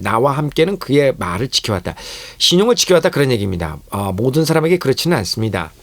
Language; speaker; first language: Korean; native; Korean